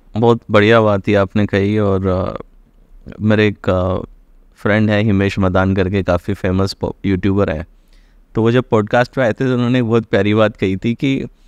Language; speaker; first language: Hindi; native; Hindi